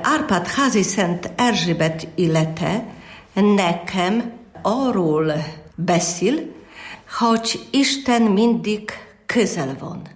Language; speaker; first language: Hungarian; non-native, learner; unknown